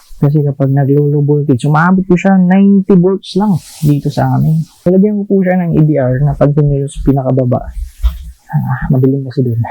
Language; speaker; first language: Filipino; non-native, local second language; Cebuano